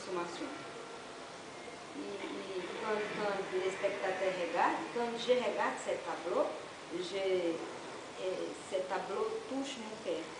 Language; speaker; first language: French; non-native, learner; Portuguese